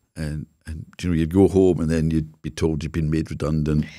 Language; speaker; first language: English; native; English